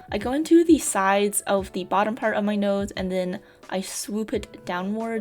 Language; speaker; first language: English; native; English